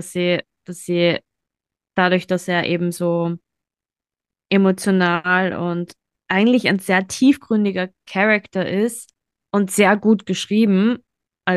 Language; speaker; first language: German; native; German